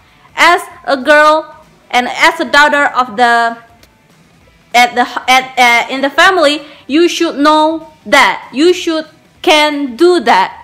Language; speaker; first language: English; non-native, learner; Indonesian